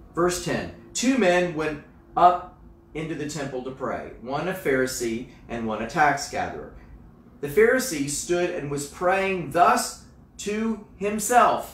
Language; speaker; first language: English; native; English